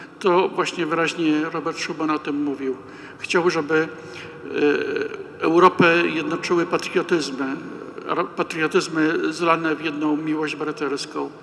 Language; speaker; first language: Polish; native; Polish